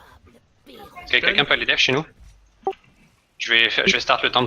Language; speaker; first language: French; native; French